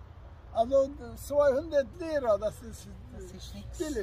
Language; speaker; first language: German; non-native, learner; Turkish